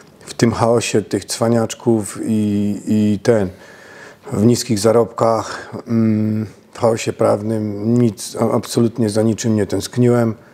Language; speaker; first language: Polish; native; Polish